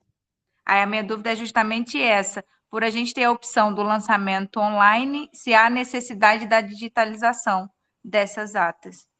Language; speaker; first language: Portuguese; native; Portuguese